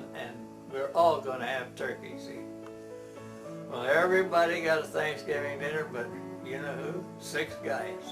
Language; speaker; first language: English; native; English